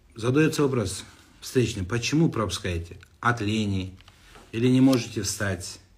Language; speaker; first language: Russian; non-native, local second language; Kazakh